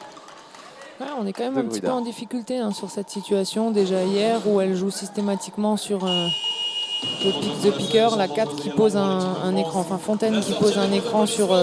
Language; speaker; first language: French; native; French